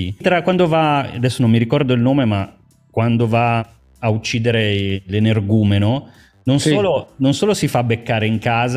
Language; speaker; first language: Italian; native; Italian